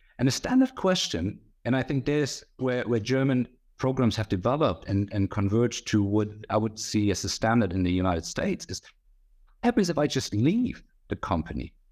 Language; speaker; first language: English; non-native, fluent; German